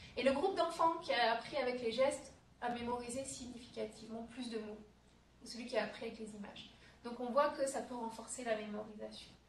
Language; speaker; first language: French; native; French